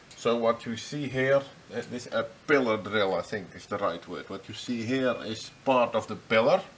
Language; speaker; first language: English; non-native, fluent; Dutch